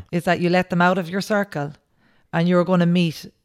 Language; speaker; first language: English; native; English